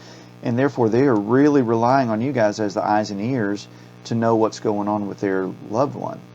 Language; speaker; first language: English; native; English